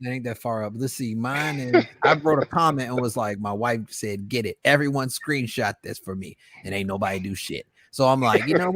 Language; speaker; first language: English; native; English